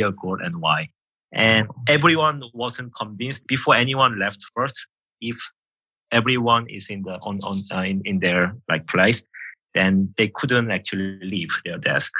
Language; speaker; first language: English; non-native, fluent; Korean